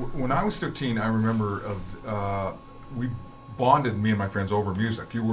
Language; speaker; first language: English; native; English